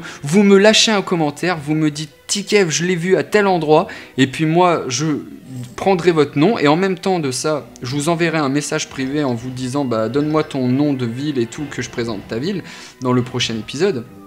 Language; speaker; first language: French; native; French